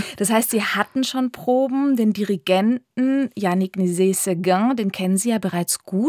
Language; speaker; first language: German; native; German